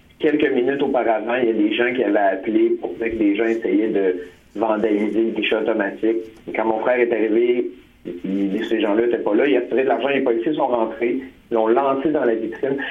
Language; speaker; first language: French; native; French